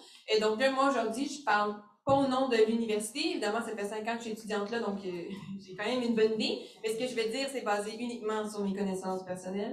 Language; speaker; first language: French; native; French